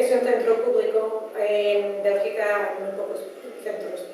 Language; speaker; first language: Spanish; non-native, fluent; Dutch